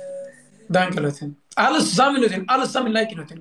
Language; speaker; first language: German; non-native, learner; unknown